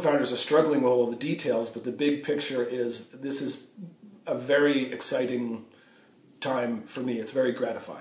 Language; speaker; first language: English; native; English